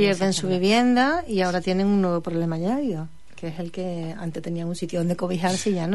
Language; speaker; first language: Spanish; native; Spanish